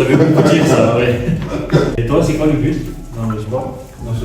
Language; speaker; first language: French; native; French